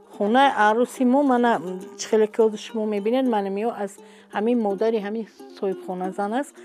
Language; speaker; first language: Tajik; native; Tajik